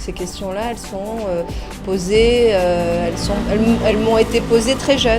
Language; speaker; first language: French; early bilingual, other home language; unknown